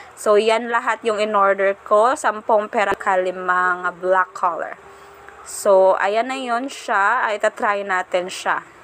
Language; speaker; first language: Filipino; non-native, local second language; Cebuano